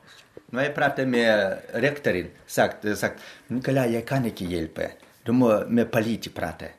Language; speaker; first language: Norwegian; non-native, learner; German